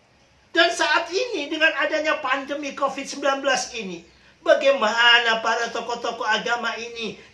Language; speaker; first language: Indonesian; native; Indonesian